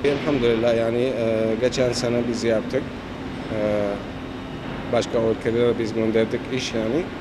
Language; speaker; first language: Turkish; non-native, learner; Arabic